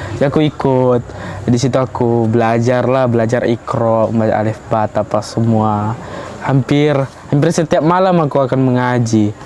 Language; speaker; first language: Malay; early bilingual, other home language; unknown